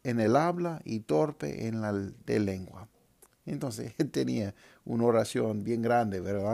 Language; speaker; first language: Spanish; non-native, fluent; English